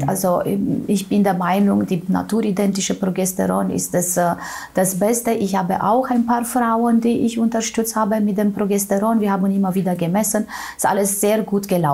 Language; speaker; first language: German; non-native, fluent; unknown